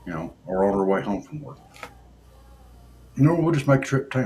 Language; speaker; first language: English; native; English